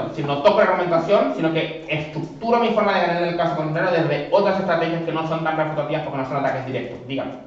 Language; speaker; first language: Spanish; native; Spanish